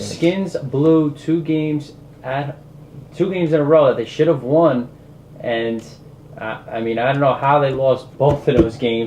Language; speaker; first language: English; native; English